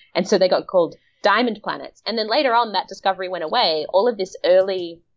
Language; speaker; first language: English; native; English